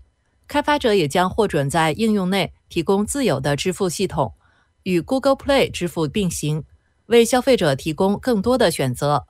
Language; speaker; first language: Chinese; native; Chinese